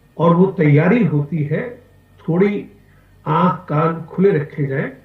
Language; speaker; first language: Hindi; non-native, local second language; Punjabi